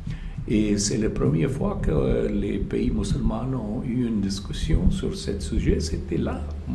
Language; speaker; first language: French; non-native, fluent; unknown